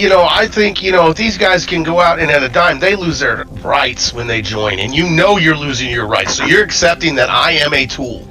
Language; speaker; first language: English; native; English